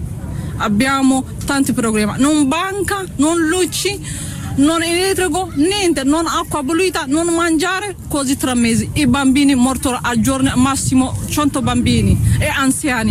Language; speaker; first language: Italian; non-native, learner; Tigrinya